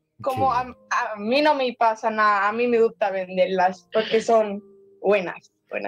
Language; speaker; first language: Spanish; early bilingual, heritage; Spanish